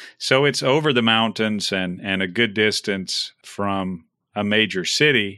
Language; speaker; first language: English; native; English